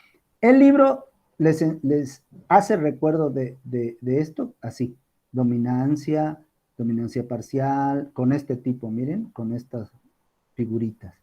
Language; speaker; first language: Spanish; native; Spanish